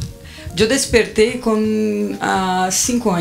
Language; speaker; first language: Spanish; non-native, fluent; Portuguese